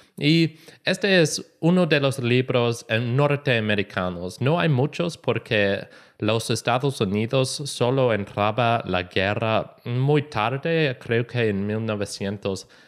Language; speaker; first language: Spanish; non-native, learner; English